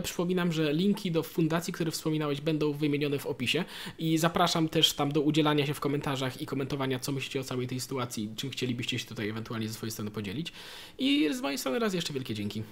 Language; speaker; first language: Polish; native; Polish